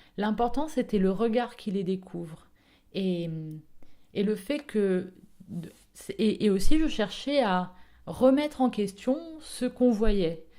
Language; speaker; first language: French; early bilingual, other home language; Italian